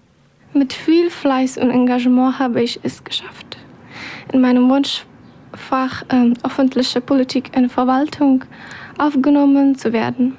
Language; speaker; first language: German; non-native, learner; Persian